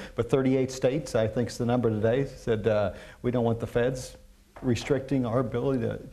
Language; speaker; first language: English; native; English